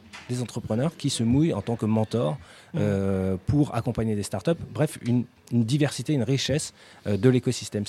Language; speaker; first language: French; native; French